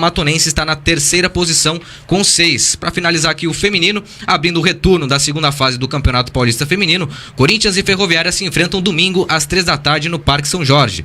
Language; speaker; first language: Portuguese; native; Portuguese